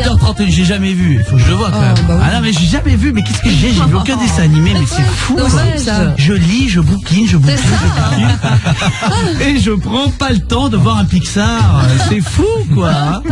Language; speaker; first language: French; native; French